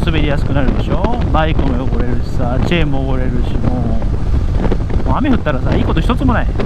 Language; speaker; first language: Japanese; native; Japanese